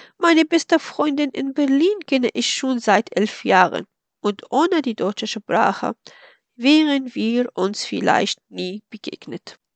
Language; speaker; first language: German; non-native, fluent; Arabic